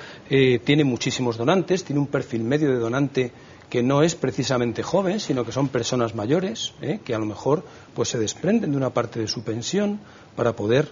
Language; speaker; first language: Spanish; native; Spanish